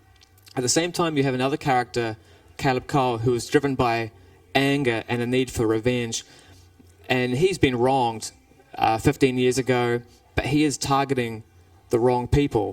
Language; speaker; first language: English; native; English